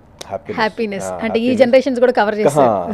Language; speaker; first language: Telugu; native; Telugu